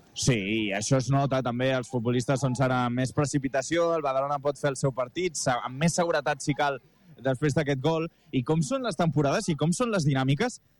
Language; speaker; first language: Catalan; native; Catalan